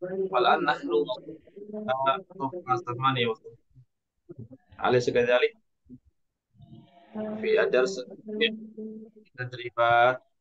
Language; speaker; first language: Arabic; non-native, fluent; Indonesian